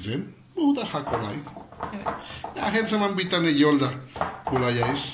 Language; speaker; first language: Turkish; non-native, learner; Spanish